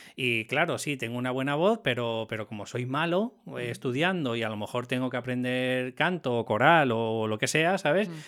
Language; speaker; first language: Spanish; native; Spanish